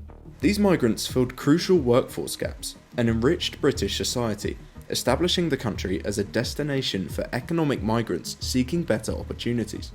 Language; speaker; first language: English; native; English